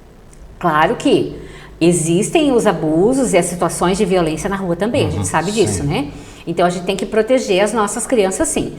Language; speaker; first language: Portuguese; native; Portuguese